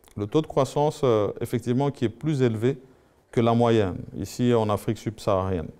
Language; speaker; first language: French; non-native, local second language; Swahili